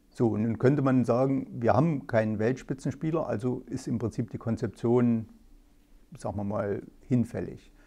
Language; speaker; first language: German; native; German